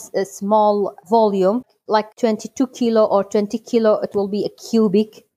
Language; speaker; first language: English; non-native, learner; Kurdish